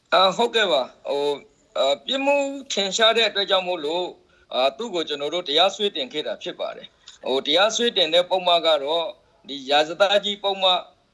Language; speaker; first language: Burmese; native; Burmese